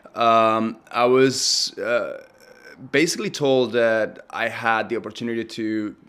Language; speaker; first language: English; non-native, fluent; Spanish